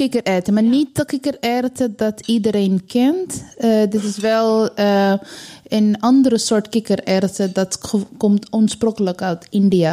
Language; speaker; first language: Dutch; non-native, learner; Bangla